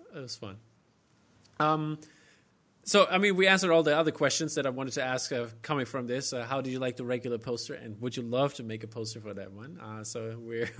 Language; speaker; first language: English; non-native, fluent; German